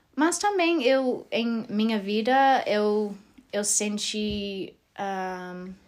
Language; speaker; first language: Portuguese; non-native, fluent; English